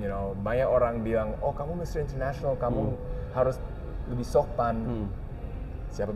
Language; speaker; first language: Indonesian; early bilingual, heritage; English